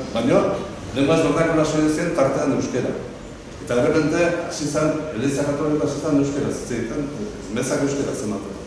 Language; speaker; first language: Basque; native; Basque